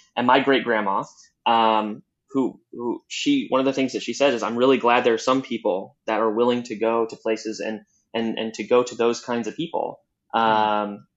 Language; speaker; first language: English; native; English